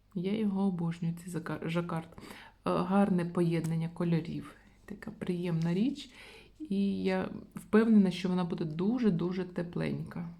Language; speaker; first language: Ukrainian; non-native, local second language; Russian